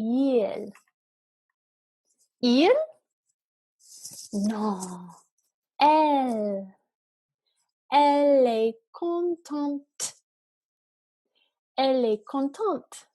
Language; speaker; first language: French; non-native, fluent; English